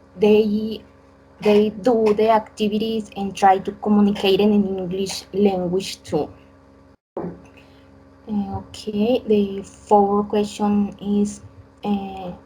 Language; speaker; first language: English; non-native, learner; Spanish